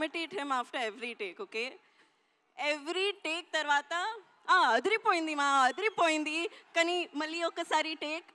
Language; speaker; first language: Telugu; non-native, learner; Hindi